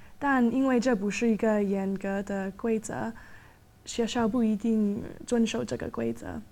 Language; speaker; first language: Chinese; non-native, fluent; English